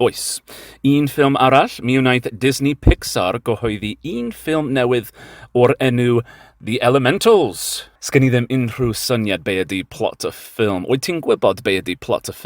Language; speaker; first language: Welsh; non-native, learner; English